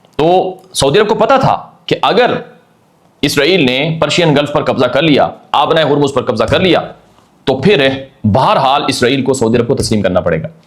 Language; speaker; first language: Urdu; native; Urdu